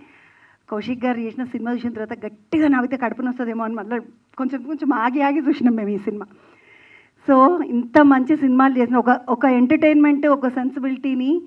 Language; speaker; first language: Telugu; native; Telugu